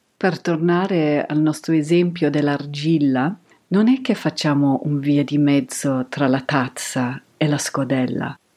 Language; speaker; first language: Italian; non-native, fluent; English